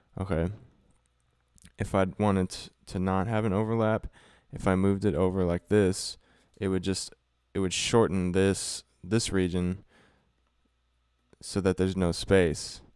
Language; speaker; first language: English; native; English